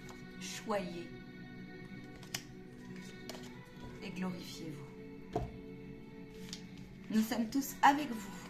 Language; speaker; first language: French; native; French